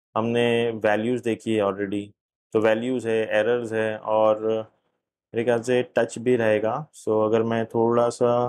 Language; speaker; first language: Hindi; native; Hindi